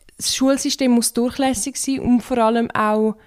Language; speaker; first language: German; non-native, fluent; Turkish